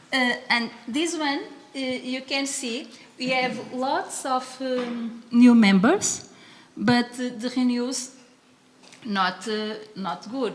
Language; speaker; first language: English; non-native, learner; Portuguese